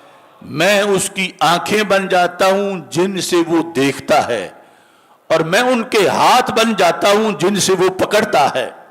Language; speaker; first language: Urdu; native; Urdu